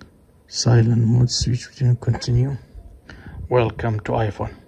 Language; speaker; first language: English; non-native, fluent; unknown